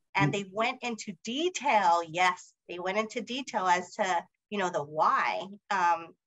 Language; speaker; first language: English; native; English